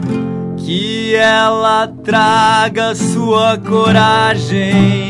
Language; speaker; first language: Portuguese; native; Portuguese